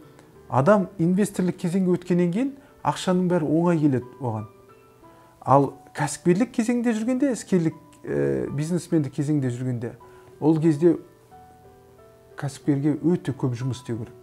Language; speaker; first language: Kazakh; native; Kazakh